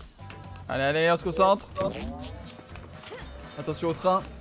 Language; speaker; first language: French; native; French